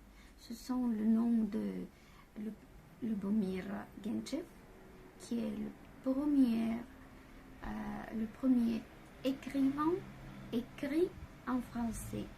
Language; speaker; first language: French; non-native, fluent; Bulgarian